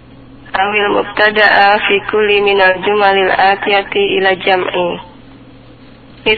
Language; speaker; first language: Arabic; non-native, learner; Indonesian